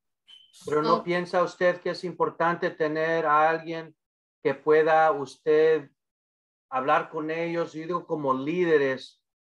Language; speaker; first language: Spanish; early bilingual, other home language; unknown